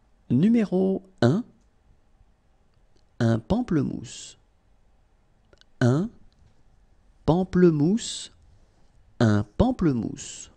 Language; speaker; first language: French; native; French